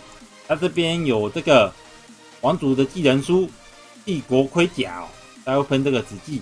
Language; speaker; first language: Chinese; native; Chinese